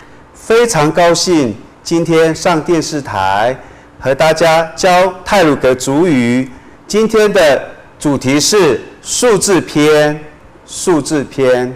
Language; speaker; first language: Chinese; non-native, local second language; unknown